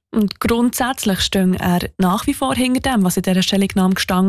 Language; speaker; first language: German; native; German